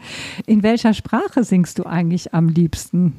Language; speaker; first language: German; native; German